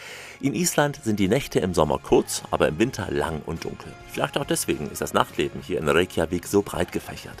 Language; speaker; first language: German; native; German